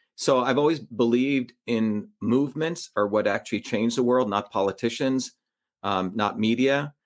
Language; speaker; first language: English; early bilingual, other home language; Tamil